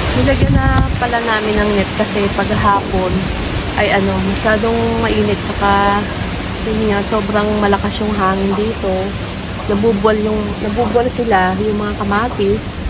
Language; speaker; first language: Filipino; native; Filipino